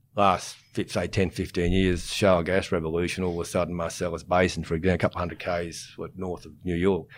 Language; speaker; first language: English; native; English